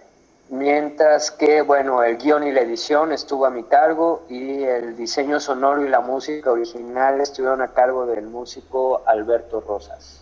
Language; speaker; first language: Spanish; native; Spanish